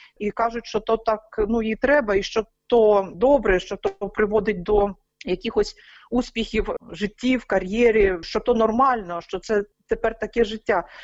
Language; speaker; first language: Ukrainian; native; Ukrainian